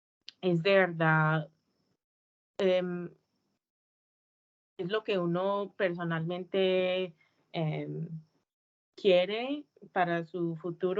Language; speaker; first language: Spanish; early bilingual, heritage; Spanish